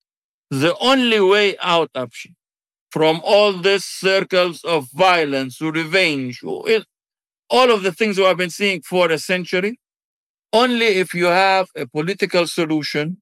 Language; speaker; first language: English; non-native, fluent; Arabic